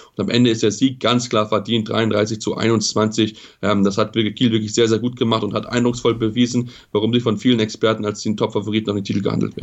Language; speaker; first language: German; native; German